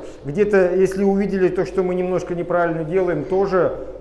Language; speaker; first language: Russian; native; Russian